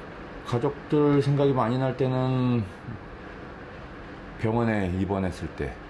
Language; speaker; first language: Korean; native; Korean